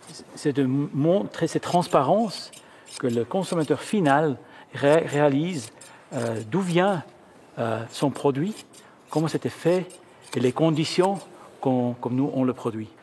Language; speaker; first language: French; early bilingual, heritage; Spanish